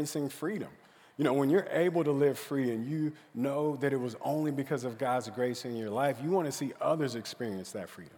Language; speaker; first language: English; native; English